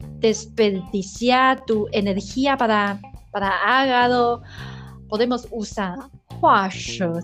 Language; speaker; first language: Spanish; non-native, learner; Chinese